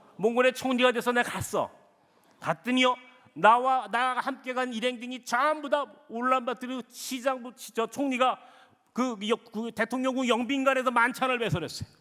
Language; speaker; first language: Korean; native; Korean